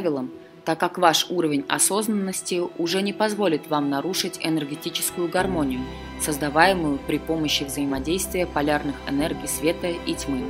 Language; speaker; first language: Russian; native; Russian